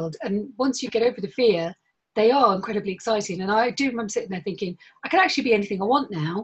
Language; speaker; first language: English; native; English